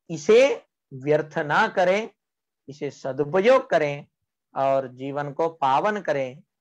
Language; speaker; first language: Hindi; non-native, local second language; Marathi